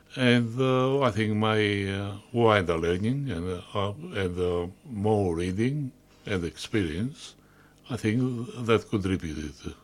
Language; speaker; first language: English; non-native, fluent; Greek